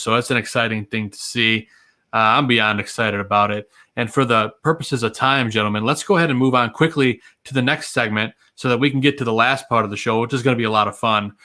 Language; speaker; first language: English; native; English